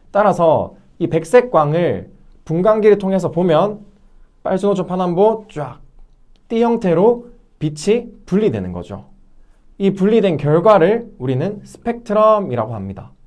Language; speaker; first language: Korean; native; Korean